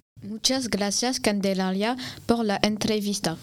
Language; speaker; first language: Spanish; non-native, learner; French